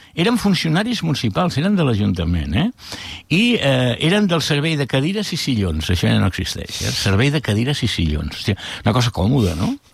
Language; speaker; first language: Catalan; native; Catalan